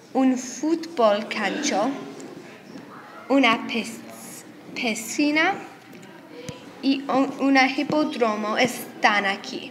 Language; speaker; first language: Spanish; non-native, learner; English